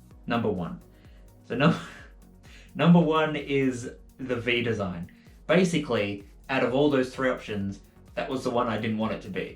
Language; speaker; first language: English; native; English